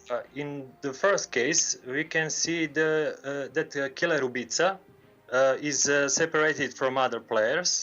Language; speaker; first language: English; non-native, learner; Serbian